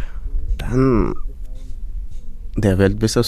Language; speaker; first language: German; non-native, fluent; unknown